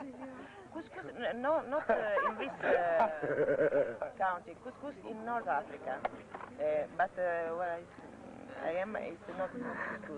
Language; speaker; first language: English; non-native, learner; French